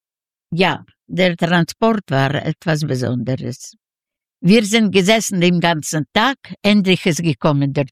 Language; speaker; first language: German; non-native, learner; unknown